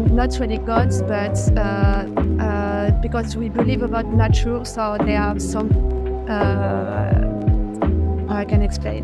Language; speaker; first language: English; non-native, fluent; French